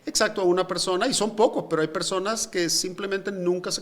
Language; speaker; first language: Spanish; native; Spanish